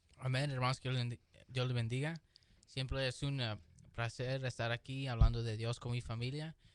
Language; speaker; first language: Spanish; early bilingual, heritage; Spanish